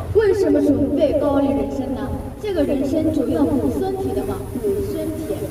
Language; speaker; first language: Chinese; non-native, fluent; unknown